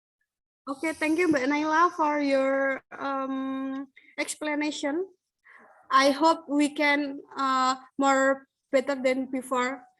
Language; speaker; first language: English; non-native, learner; Indonesian